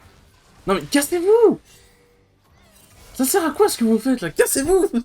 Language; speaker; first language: French; native; French